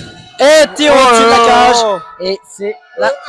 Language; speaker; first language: French; native; French